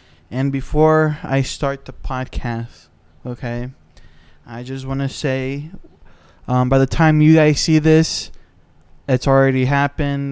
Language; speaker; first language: English; early bilingual, other home language; Spanish